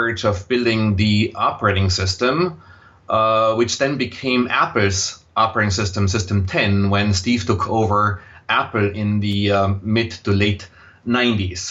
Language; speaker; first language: English; non-native, fluent; German